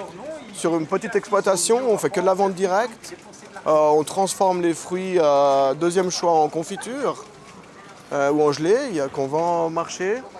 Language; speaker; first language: French; native; French